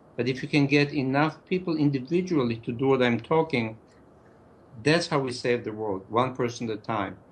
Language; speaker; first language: English; non-native, fluent; Hebrew